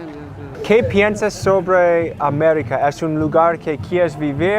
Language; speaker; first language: Spanish; non-native, learner; English